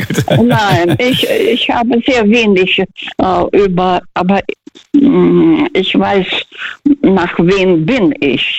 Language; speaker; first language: German; non-native, fluent; Russian